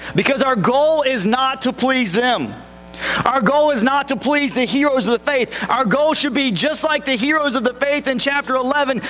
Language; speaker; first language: English; native; English